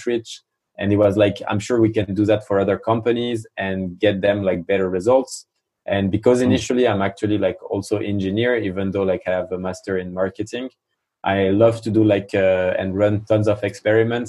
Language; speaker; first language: English; non-native, fluent; French